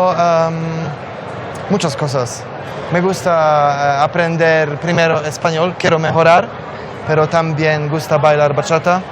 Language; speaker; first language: Spanish; non-native, learner; Polish